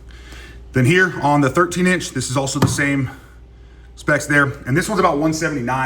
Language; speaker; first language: English; native; English